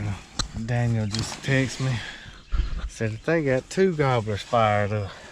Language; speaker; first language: English; native; English